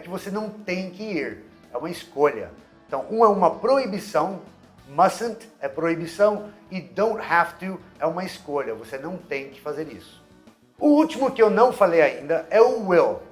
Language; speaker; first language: Portuguese; non-native, fluent; English